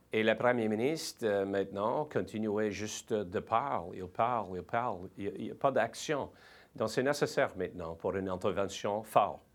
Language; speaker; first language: French; non-native, learner; English